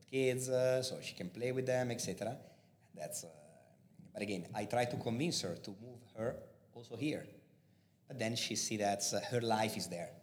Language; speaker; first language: English; non-native, fluent; Italian